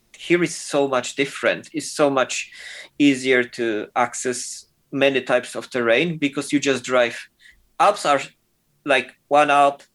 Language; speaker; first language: English; non-native, fluent; Polish